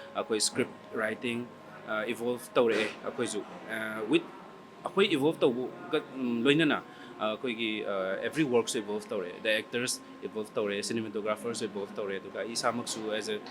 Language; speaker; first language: Manipuri; native; Manipuri